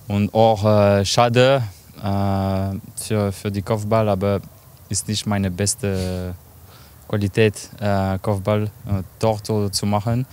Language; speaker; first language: German; non-native, learner; French